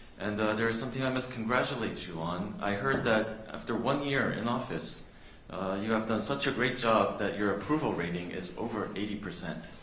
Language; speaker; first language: English; non-native, fluent; Korean